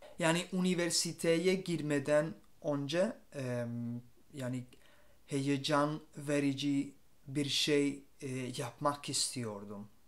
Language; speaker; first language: Turkish; non-native, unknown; Spanish